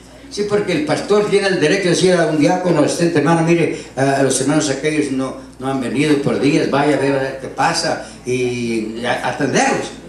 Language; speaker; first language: Spanish; native; Spanish